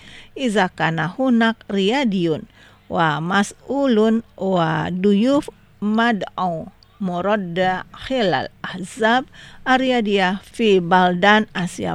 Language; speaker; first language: Arabic; non-native, fluent; Indonesian